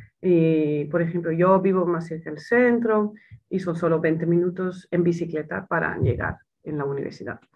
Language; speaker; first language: Spanish; non-native, fluent; Dutch